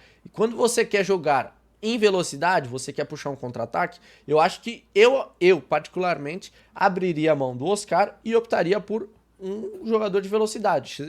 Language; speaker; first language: Portuguese; native; Portuguese